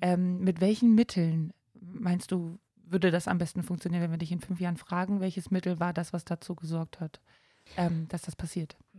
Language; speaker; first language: German; native; German